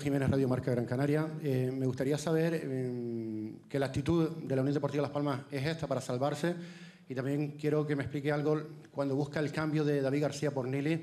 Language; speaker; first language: Spanish; native; Spanish